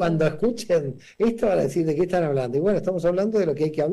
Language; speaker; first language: Spanish; native; Spanish